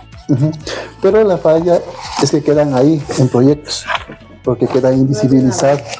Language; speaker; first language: Spanish; native; Spanish